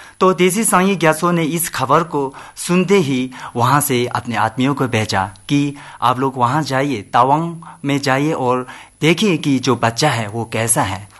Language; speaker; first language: Hindi; non-native, local second language; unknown